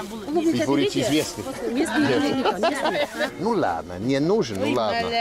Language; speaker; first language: Russian; non-native, learner; English